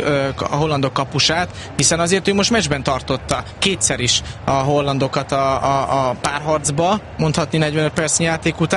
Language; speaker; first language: Hungarian; native; Hungarian